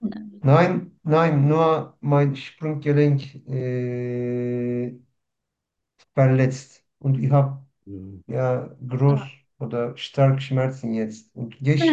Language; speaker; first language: German; non-native, learner; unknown